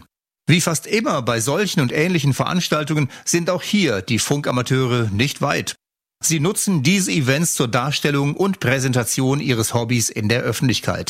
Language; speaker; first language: German; native; German